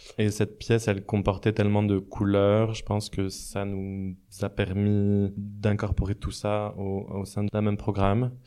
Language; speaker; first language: French; native; French